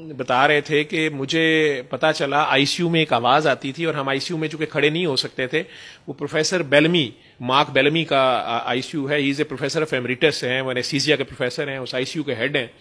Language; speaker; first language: Urdu; non-native, local second language; Punjabi